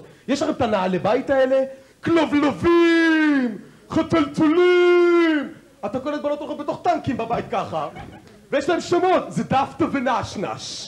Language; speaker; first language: Hebrew; native; Hebrew